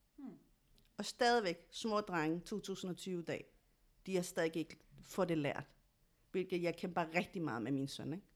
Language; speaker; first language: Danish; early bilingual, other home language; Spanish